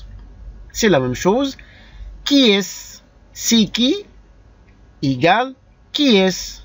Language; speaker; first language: French; non-native, fluent; Arabic